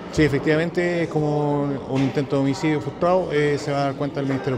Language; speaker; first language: Spanish; native; Spanish